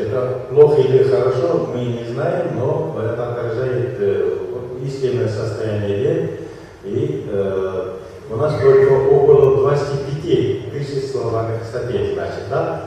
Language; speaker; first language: Russian; non-native, local second language; Kyrgyz